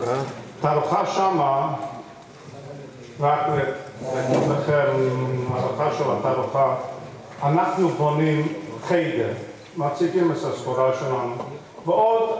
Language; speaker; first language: Hebrew; non-native, fluent; English